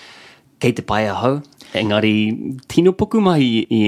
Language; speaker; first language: Māori; non-native, local second language; English